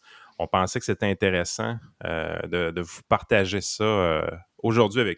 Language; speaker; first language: French; native; French